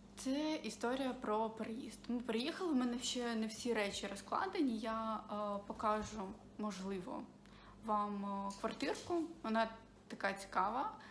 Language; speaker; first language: Ukrainian; non-native, local second language; Russian